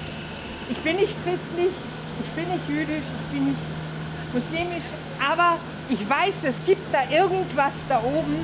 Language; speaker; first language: German; native; German